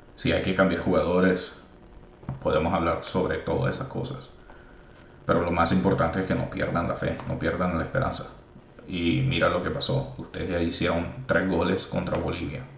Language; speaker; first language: Spanish; early bilingual, heritage; Spanish